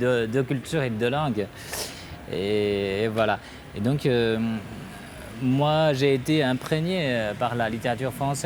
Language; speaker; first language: French; non-native, fluent; Chinese